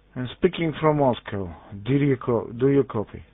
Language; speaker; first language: English; non-native, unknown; Russian